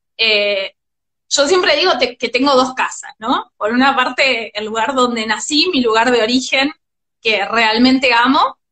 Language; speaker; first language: Spanish; native; Spanish